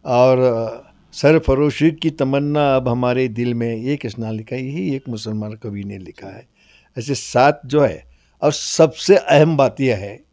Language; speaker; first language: Hindi; non-native, local second language; Marathi